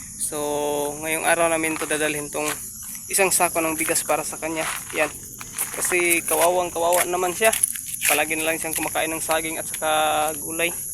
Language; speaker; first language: Filipino; non-native, local second language; Cebuano